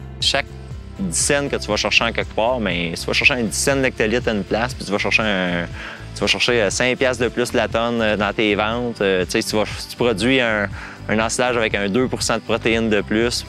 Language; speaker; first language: French; native; French